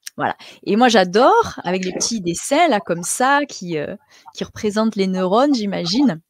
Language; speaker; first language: French; native; French